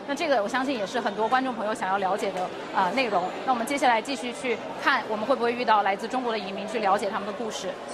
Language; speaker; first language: Chinese; native; Chinese